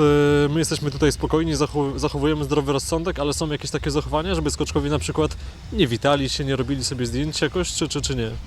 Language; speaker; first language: Polish; native; Polish